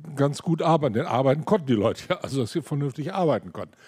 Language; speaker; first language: German; native; German